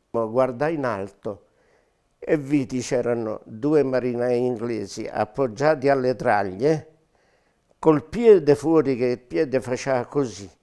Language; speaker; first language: Italian; native; Italian